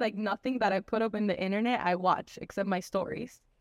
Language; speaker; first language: English; early bilingual, other home language; Spanish